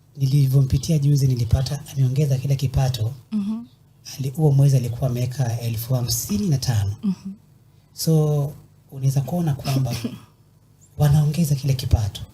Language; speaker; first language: Swahili; native; Swahili